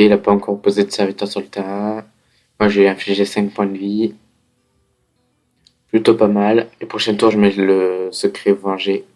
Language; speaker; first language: French; native; French